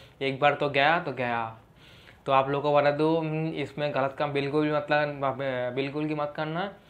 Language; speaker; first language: Hindi; non-native, local second language; Bangla